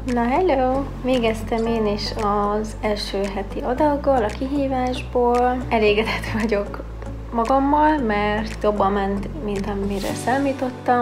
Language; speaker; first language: Hungarian; native; Hungarian